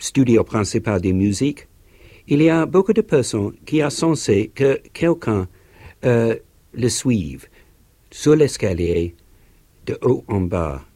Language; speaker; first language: French; non-native, learner; English